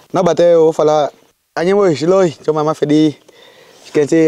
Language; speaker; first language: Vietnamese; non-native, learner; Portuguese